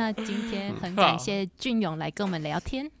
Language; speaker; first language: Chinese; native; Chinese